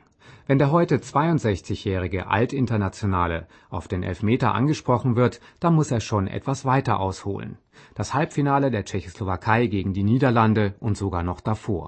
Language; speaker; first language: German; native; German